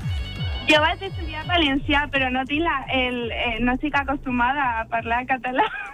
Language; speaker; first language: Catalan; non-native, local second language; Spanish